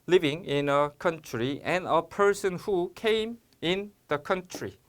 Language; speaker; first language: English; non-native, fluent; Korean